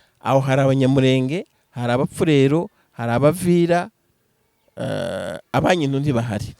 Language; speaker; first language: Kinyarwanda; native; Kinyarwanda